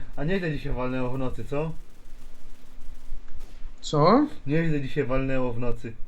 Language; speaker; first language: Polish; native; Polish